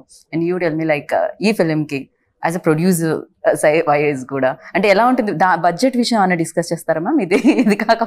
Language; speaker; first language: Telugu; native; Telugu